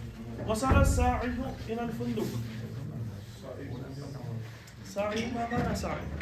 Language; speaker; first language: Arabic; non-native, fluent; Urdu